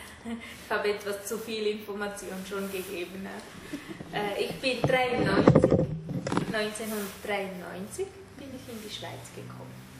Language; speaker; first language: German; non-native, fluent; Tamil